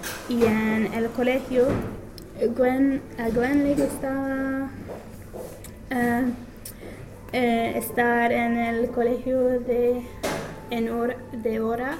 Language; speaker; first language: Spanish; non-native, learner; English